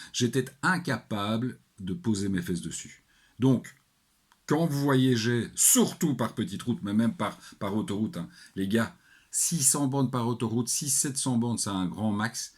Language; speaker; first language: French; native; French